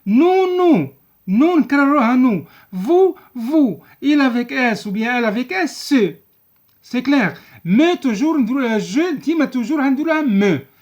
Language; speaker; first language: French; non-native, local second language; Arabic